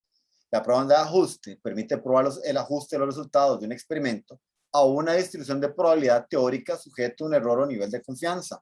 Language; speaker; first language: Spanish; native; Spanish